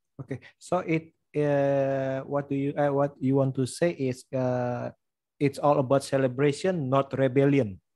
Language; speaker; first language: English; non-native, learner; Indonesian